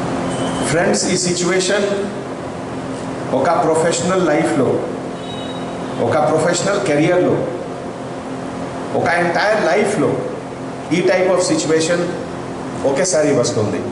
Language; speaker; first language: Telugu; non-native, fluent; Hindi